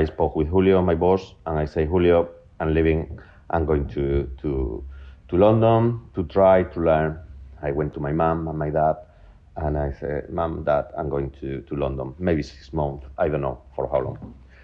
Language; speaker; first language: English; non-native, fluent; Spanish